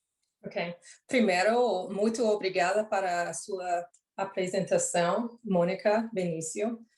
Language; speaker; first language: Portuguese; non-native, learner; English